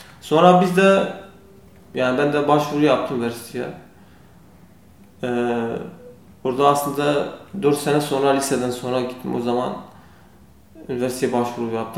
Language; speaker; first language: Turkish; non-native, learner; Kurdish